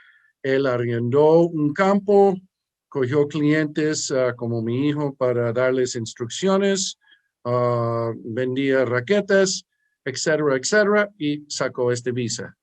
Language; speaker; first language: Spanish; early bilingual, heritage; English